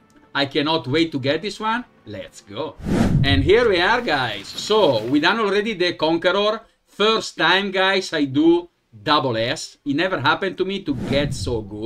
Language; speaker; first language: English; non-native, fluent; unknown